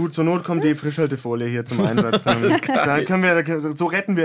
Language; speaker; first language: German; native; German